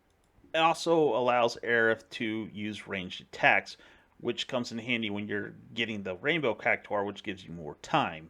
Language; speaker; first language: English; native; English